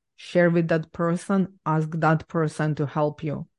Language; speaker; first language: English; non-native, fluent; Ukrainian